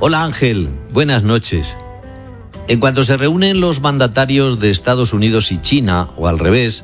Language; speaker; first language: Spanish; native; Spanish